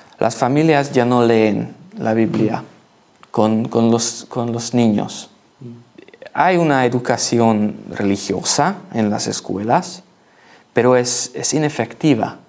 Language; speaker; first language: Spanish; non-native, learner; Hungarian